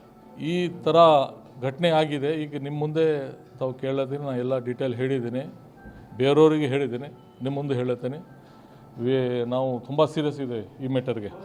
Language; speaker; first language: Kannada; non-native, local second language; Urdu